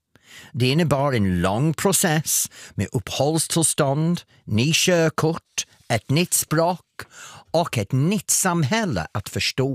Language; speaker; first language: Swedish; non-native, fluent; English